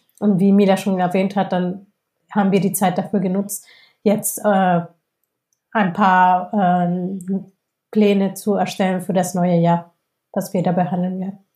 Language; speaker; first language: German; non-native, fluent; Spanish